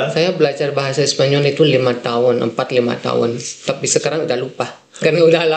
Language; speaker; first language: Indonesian; non-native, fluent; Dutch